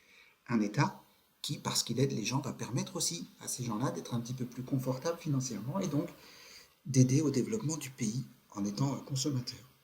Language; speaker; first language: French; native; French